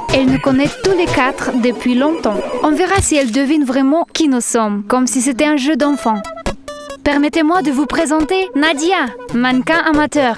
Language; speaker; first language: French; non-native, fluent; Russian